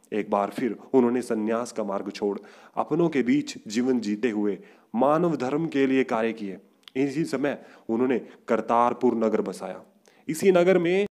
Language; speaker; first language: Hindi; non-native, local second language; Punjabi